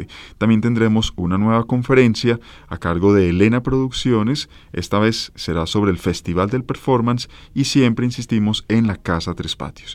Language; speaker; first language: Spanish; native; Spanish